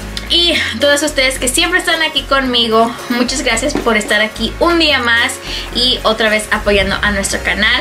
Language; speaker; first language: Spanish; native; Spanish